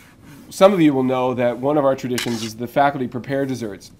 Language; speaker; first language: English; native; English